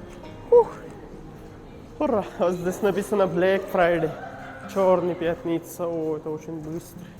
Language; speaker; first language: Russian; non-native, learner; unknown